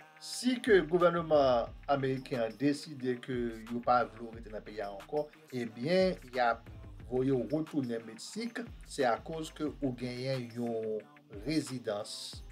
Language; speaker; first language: French; non-native, learner; Haitian Creole